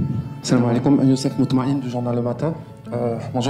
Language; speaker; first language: French; non-native, local second language; Arabic